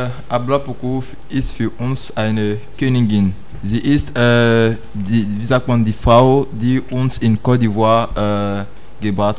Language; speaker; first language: German; non-native, learner; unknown